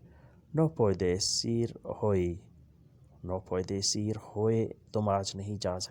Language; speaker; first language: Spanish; non-native, learner; Urdu